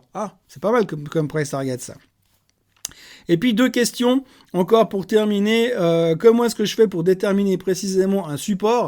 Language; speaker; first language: French; native; French